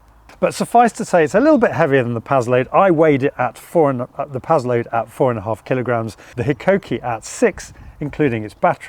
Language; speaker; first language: English; native; English